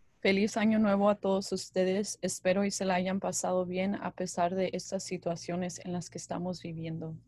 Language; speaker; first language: Spanish; early bilingual, heritage; Spanish